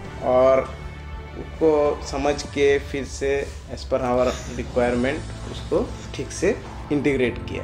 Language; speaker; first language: Hindi; non-native, local second language; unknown